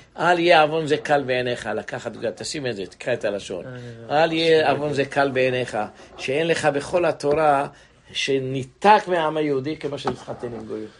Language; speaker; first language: Hebrew; native; Hebrew